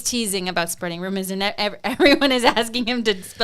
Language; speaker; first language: English; native; English